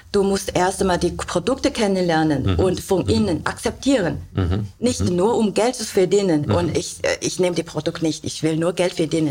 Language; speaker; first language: German; non-native, learner; Chinese